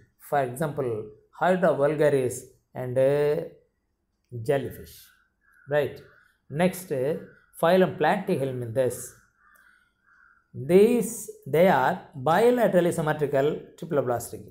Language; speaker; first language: English; non-native, local second language; Tamil